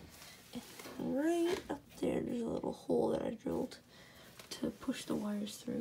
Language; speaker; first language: English; native; English